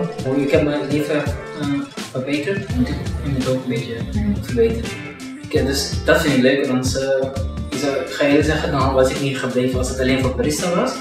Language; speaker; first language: Dutch; non-native, fluent; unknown